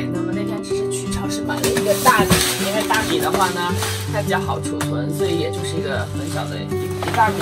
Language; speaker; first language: Chinese; native; Chinese